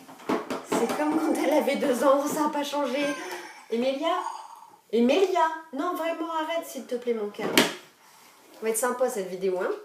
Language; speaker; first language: French; native; French